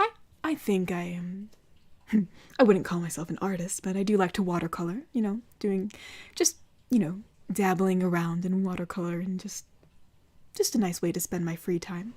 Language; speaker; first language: English; native; English